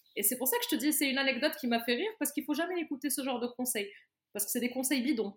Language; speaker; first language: French; non-native, local second language; Arabic